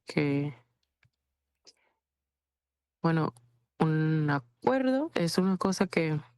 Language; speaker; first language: Spanish; non-native, fluent; English